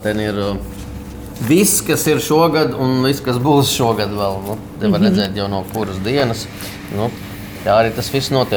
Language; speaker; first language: Latvian; native; Latvian